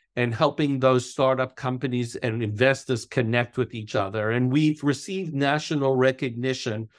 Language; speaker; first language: English; native; English